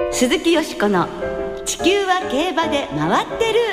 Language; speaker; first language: Japanese; native; Japanese